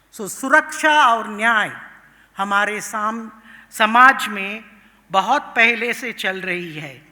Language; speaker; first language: Hindi; non-native, local second language; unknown